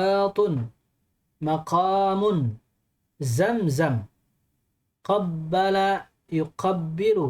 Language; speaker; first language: Arabic; non-native, fluent; Indonesian